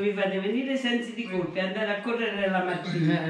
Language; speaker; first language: Italian; native; Italian